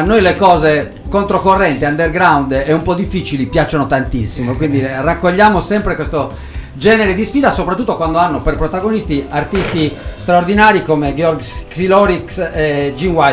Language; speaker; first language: Italian; native; Italian